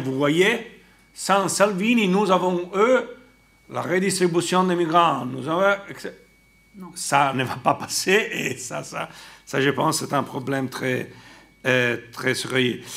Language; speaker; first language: French; non-native, fluent; Italian